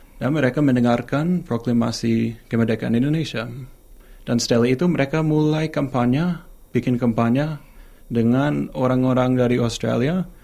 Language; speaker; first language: Indonesian; non-native, fluent; English